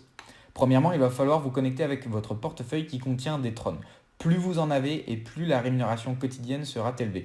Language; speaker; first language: French; native; French